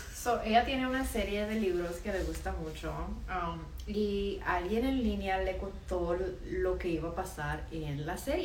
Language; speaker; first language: Spanish; early bilingual, heritage; Spanish